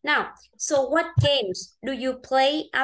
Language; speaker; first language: English; non-native, fluent; Vietnamese